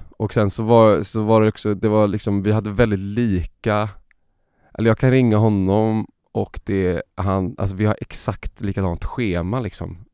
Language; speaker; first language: Swedish; native; Swedish